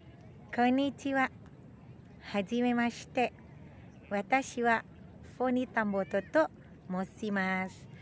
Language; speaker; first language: Japanese; non-native, learner; Indonesian